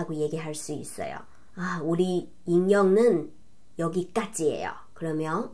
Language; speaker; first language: Korean; non-native, fluent; Chinese